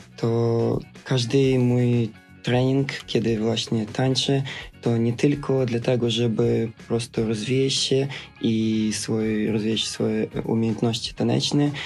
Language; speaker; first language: Polish; non-native, fluent; Russian